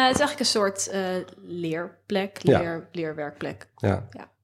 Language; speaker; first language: Dutch; native; Dutch